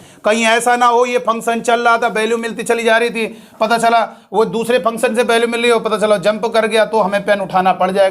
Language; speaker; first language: Hindi; native; Hindi